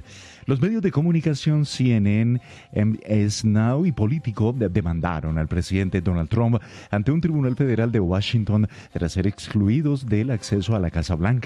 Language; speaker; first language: Spanish; native; Spanish